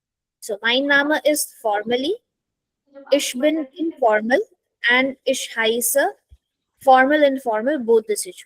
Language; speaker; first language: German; non-native, fluent; Hindi